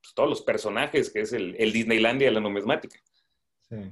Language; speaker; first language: Spanish; native; Spanish